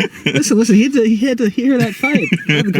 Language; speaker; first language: English; native; English